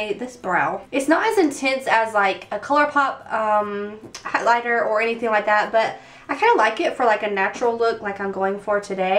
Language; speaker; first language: English; native; English